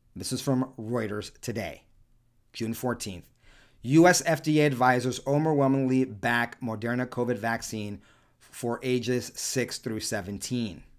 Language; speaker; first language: English; early bilingual, other home language; Spanish